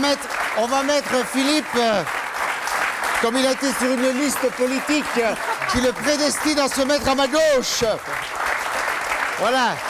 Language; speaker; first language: French; native; French